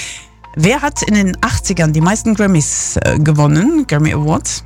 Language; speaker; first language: German; native; German